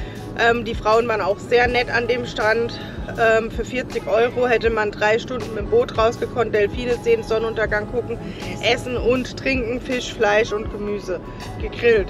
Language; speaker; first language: German; native; German